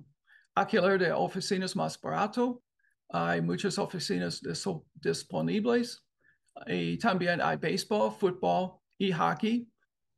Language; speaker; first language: Spanish; non-native, learner; English